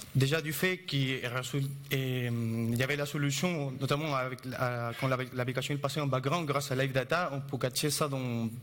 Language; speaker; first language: French; non-native, fluent; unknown